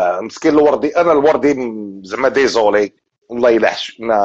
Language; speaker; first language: Arabic; native; Arabic